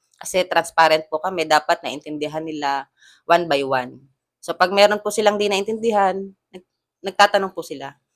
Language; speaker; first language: Filipino; native; Filipino